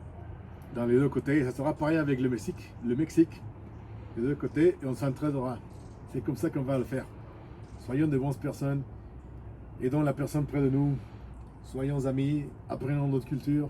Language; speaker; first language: French; non-native, fluent; Spanish